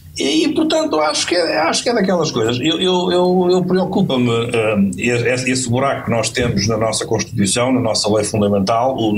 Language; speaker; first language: Portuguese; native; Portuguese